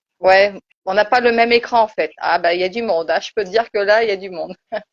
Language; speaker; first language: French; native; French